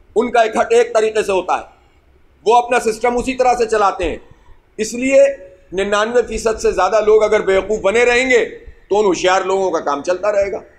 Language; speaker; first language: Urdu; native; Urdu